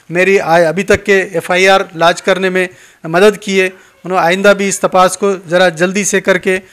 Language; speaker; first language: Hindi; non-native, local second language; Urdu